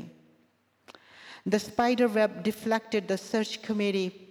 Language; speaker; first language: English; non-native, local second language; Punjabi